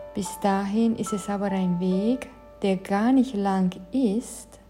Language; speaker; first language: German; non-native, fluent; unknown